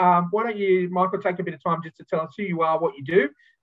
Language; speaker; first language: English; native; English